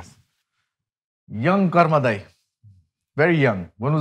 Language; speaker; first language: English; non-native, local second language; Nepali